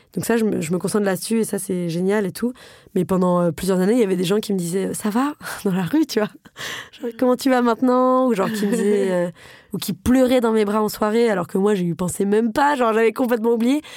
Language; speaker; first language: French; native; French